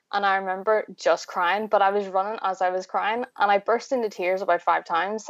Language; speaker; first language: English; native; English